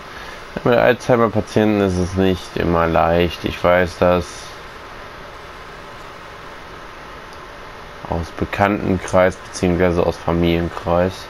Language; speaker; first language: German; native; German